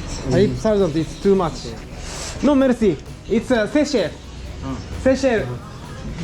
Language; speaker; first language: English; non-native, learner; Japanese